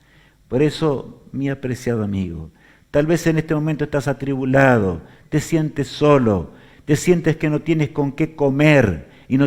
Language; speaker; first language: Spanish; native; Spanish